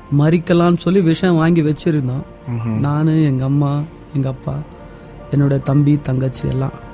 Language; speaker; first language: Tamil; non-native, local second language; Telugu